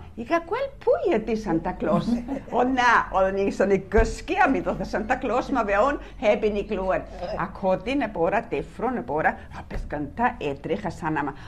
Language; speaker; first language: Welsh; early bilingual, heritage; Welsh